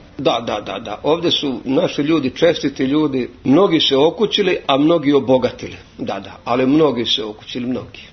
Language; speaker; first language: Serbian; native; Serbian